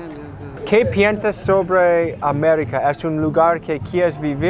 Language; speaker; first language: Spanish; non-native, learner; English